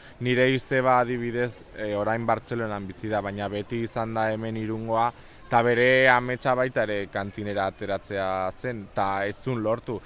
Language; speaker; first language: Basque; non-native, local second language; Spanish